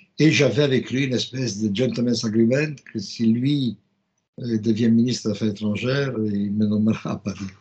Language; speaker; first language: French; non-native, fluent; Romanian